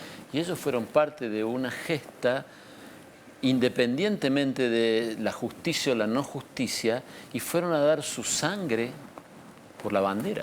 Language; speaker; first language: Spanish; native; Spanish